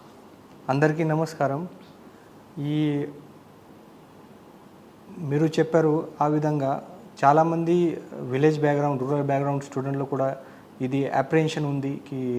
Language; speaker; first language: Telugu; non-native, local second language; Marathi